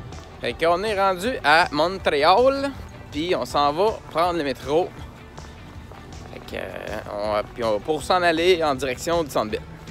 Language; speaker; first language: French; native; French